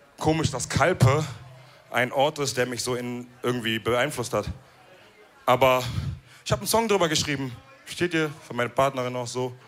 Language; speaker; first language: German; early bilingual, other home language; Wolof